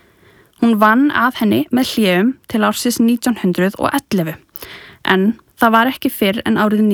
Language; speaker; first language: Icelandic; native; Icelandic